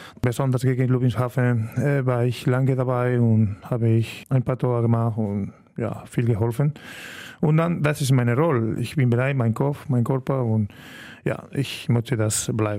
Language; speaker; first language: German; non-native, learner; Spanish